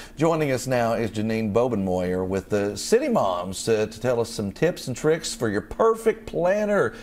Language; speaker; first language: English; native; English